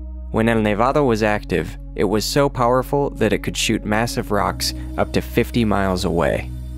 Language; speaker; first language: English; native; English